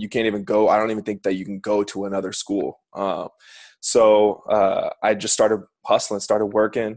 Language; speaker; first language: English; native; English